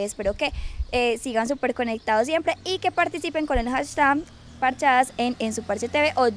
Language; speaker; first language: Spanish; native; Spanish